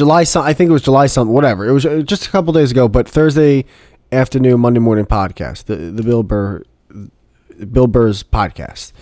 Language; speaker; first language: English; native; English